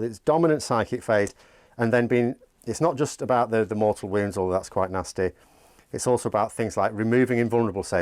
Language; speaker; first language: English; native; English